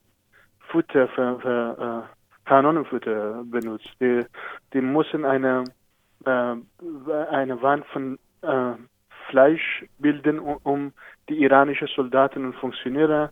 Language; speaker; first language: German; non-native, fluent; Persian